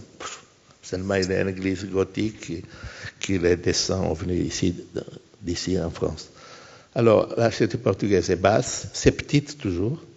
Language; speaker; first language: French; non-native, fluent; Portuguese